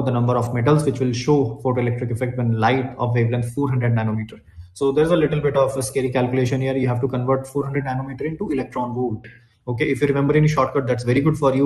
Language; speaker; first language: English; non-native, local second language; Hindi